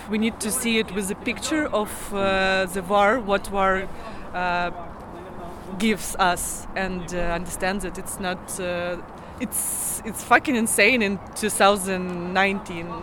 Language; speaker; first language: English; non-native, learner; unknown